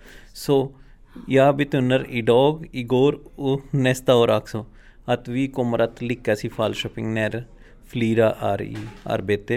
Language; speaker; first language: Swedish; non-native, learner; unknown